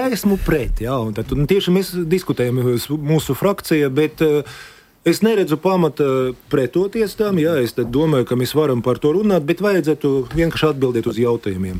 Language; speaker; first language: Latvian; non-native, local second language; Russian